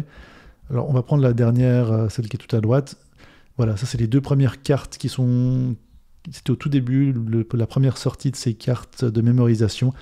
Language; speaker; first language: French; native; French